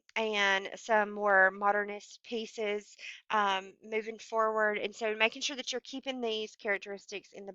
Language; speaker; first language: English; native; English